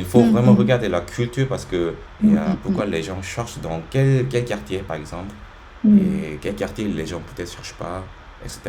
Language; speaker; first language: French; native; French